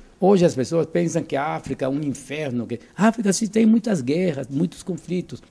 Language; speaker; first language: Portuguese; non-native, fluent; Spanish